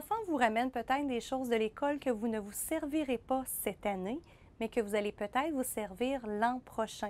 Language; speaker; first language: French; native; French